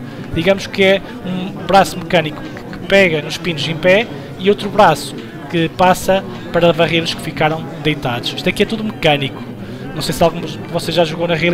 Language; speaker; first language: Portuguese; native; Portuguese